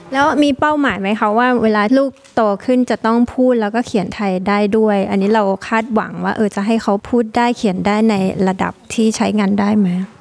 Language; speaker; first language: Thai; native; Thai